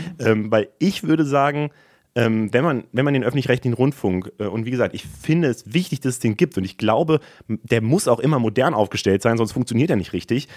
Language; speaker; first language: German; native; German